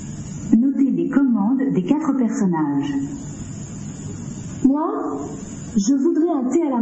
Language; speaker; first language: French; non-native, learner; Russian